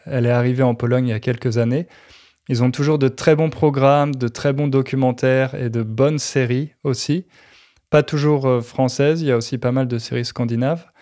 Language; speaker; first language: French; native; French